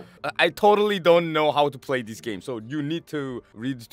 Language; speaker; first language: English; non-native, learner; Korean